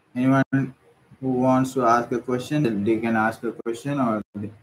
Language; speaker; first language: English; non-native, local second language; Sinhala